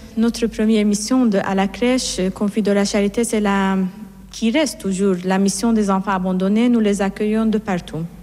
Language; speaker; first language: French; non-native, fluent; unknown